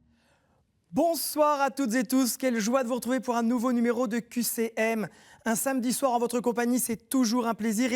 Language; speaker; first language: French; native; French